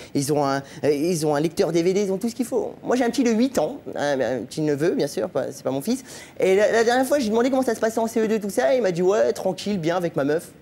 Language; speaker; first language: French; native; French